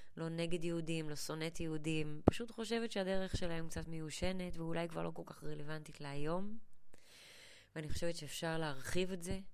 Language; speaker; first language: Hebrew; early bilingual, other home language; English